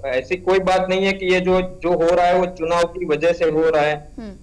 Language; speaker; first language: Hindi; non-native, local second language; Gujarati